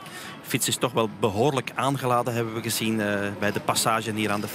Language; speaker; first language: Dutch; native; Dutch